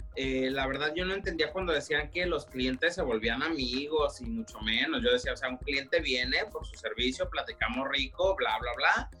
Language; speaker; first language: Spanish; early bilingual, heritage; Spanish